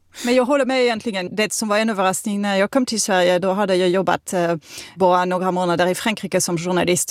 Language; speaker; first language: Swedish; non-native, fluent; French